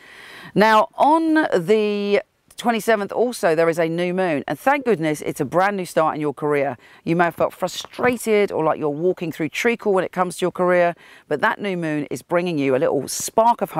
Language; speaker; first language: English; native; English